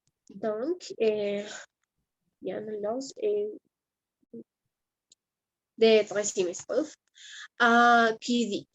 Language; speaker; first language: French; non-native, learner; Spanish